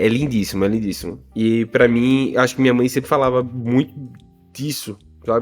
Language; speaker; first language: Portuguese; native; Portuguese